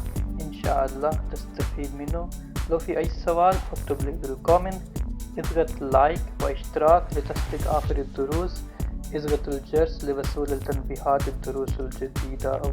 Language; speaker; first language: Arabic; non-native, learner; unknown